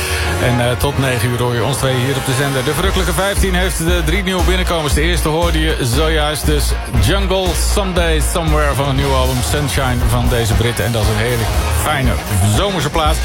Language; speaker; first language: Dutch; native; Dutch